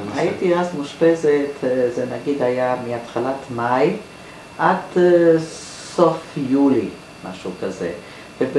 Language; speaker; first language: Hebrew; non-native, fluent; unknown